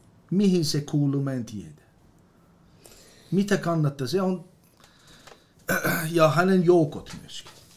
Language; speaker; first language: Finnish; non-native, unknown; Persian